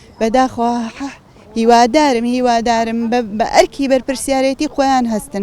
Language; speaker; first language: Central Kurdish; native; Central Kurdish